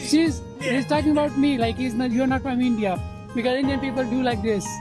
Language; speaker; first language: English; non-native, local second language; Hindi